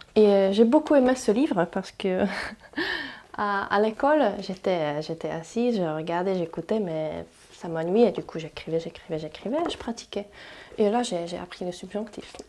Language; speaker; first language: French; non-native, fluent; Czech